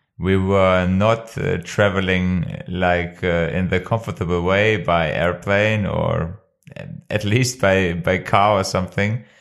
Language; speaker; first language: English; non-native, fluent; Albanian